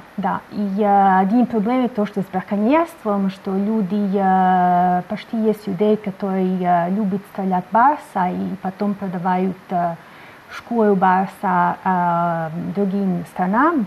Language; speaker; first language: Russian; non-native, learner; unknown